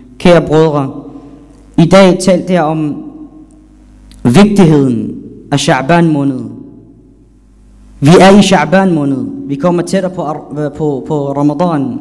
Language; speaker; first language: Danish; non-native, fluent; Arabic